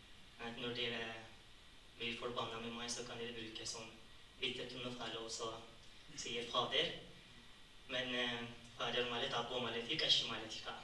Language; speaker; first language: Norwegian; non-native, fluent; Tigrinya